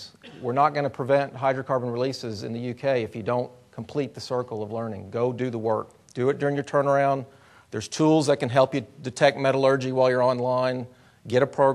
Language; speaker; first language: English; native; English